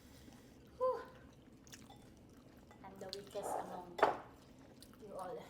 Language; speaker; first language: English; non-native, local second language; Filipino